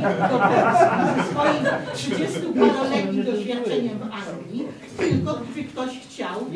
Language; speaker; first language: Polish; early bilingual, heritage; Polish